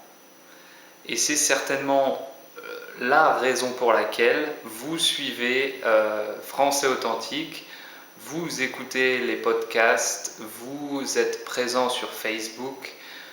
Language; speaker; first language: French; native; French